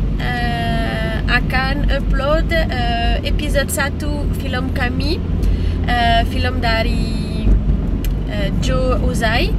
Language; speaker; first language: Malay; non-native, learner; French